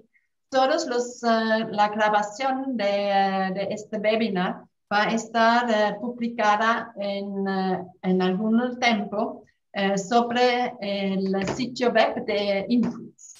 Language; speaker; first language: Spanish; non-native, fluent; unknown